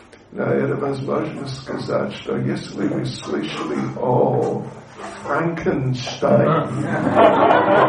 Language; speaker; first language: Russian; non-native, learner; English